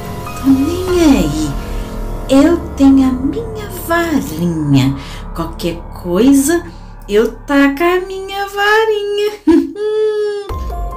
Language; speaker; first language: Portuguese; native; Portuguese